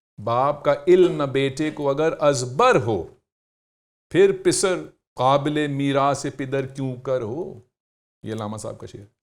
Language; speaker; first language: Urdu; native; Urdu